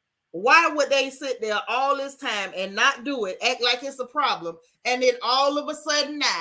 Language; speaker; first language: English; native; English